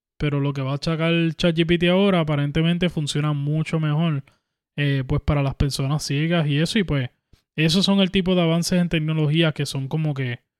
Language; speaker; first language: Spanish; native; Spanish